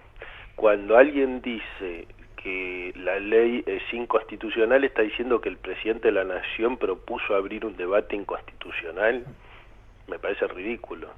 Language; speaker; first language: Spanish; native; Spanish